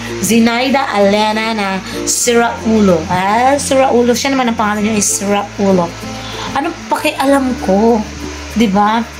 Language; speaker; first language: Filipino; non-native, local second language; Cebuano